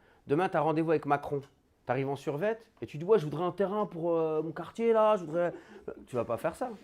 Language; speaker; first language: French; native; French